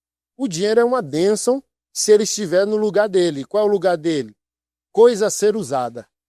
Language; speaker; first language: Portuguese; native; Portuguese